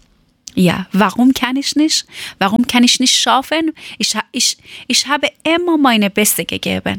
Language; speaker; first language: German; non-native, learner; Persian